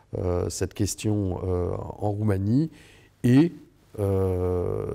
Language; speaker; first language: French; native; French